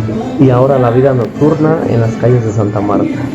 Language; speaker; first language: Spanish; native; Spanish